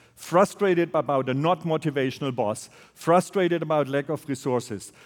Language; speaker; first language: English; non-native, fluent; German